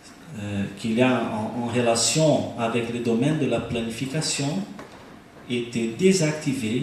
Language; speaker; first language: French; non-native, learner; Portuguese